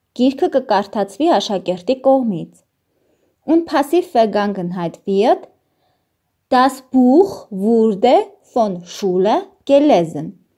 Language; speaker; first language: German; non-native, learner; Armenian